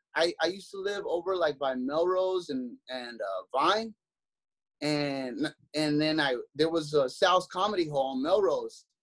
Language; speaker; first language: English; native; English